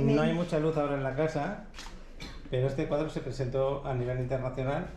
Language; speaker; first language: Spanish; native; Spanish